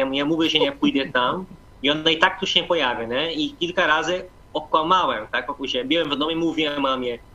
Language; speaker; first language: Polish; non-native, fluent; Portuguese